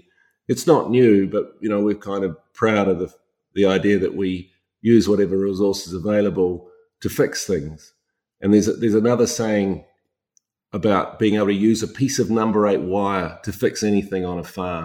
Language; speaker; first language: English; native; English